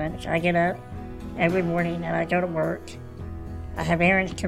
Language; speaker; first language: English; native; English